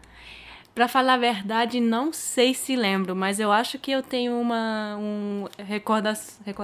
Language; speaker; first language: Portuguese; early bilingual, heritage; German